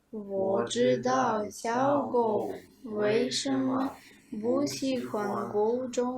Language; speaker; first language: Chinese; non-native, learner; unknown